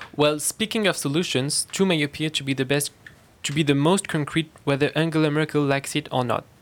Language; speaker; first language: English; non-native, fluent; French